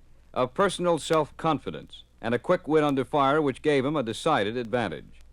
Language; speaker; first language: English; native; English